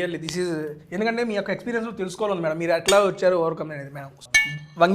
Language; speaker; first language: Telugu; native; Telugu